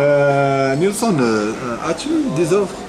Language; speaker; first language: French; non-native, local second language; Arabic